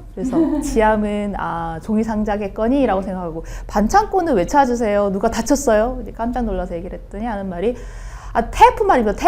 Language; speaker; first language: Korean; native; Korean